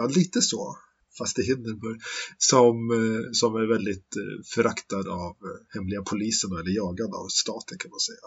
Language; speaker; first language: Swedish; native; Swedish